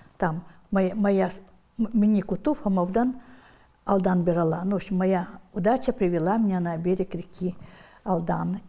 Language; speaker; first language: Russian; non-native, local second language; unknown